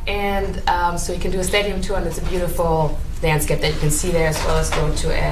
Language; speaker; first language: English; non-native, fluent; German